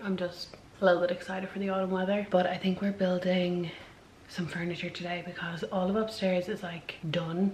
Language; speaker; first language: English; native; English